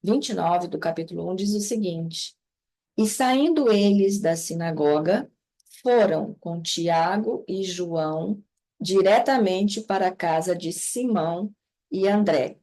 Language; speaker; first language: Portuguese; native; Portuguese